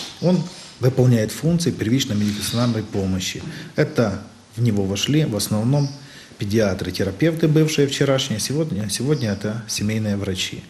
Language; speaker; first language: Russian; native; Russian